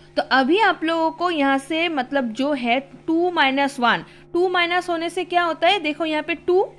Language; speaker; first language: Hindi; non-native, local second language; Bangla